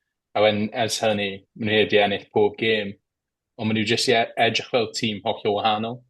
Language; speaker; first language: Welsh; native; Welsh